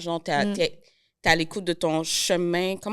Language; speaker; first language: French; native; French